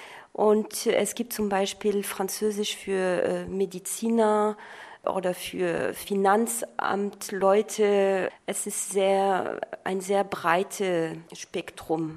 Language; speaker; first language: German; non-native, fluent; French